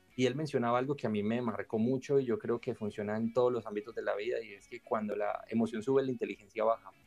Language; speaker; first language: Spanish; native; Spanish